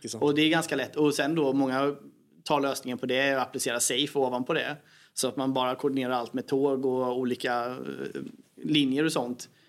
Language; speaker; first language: Swedish; native; Swedish